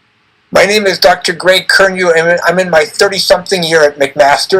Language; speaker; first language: English; native; English